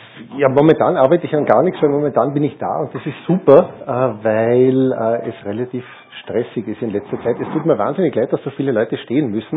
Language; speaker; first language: German; native; German